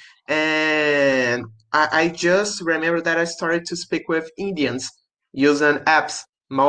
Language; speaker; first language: English; non-native, learner; Portuguese